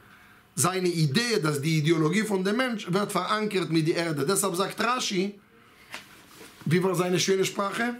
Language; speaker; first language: German; non-native, fluent; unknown